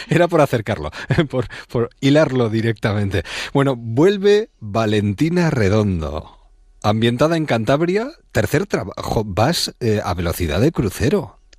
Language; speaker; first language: Spanish; native; Spanish